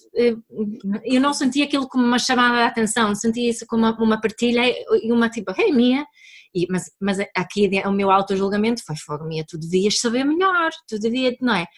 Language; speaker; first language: Portuguese; early bilingual, other home language; Swedish